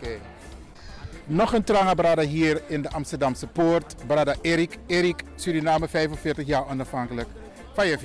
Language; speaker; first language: Dutch; native; Dutch